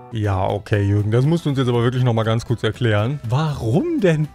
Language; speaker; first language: German; native; German